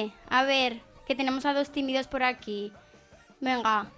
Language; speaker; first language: Spanish; native; Spanish